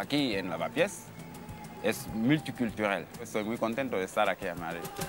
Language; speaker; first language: Spanish; non-native, fluent; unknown